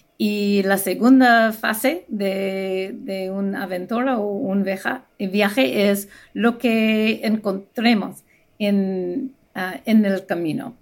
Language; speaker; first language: Spanish; non-native, fluent; English